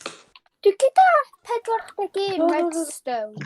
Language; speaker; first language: Welsh; non-native, local second language; English